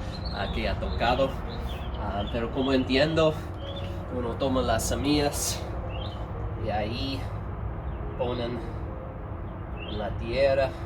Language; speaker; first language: Spanish; non-native, fluent; English